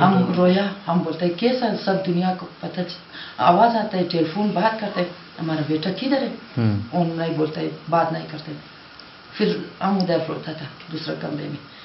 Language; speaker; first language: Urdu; non-native, local second language; Hazaragi